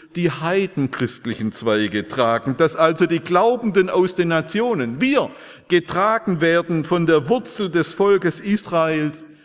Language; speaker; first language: German; native; German